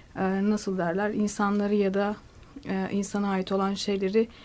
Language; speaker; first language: Turkish; native; Turkish